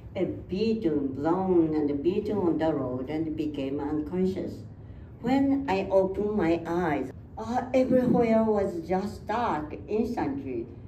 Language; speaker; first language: English; non-native, fluent; Japanese